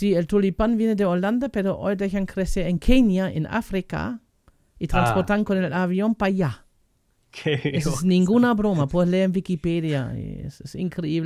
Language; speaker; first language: Spanish; non-native, fluent; German